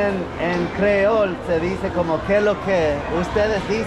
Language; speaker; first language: Spanish; non-native, fluent; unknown